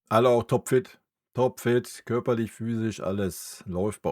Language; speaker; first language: German; native; German